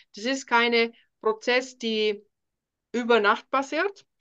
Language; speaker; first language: German; non-native, fluent; Finnish